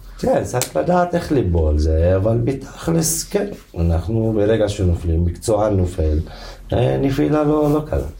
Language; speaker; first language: Hebrew; non-native, local second language; Arabic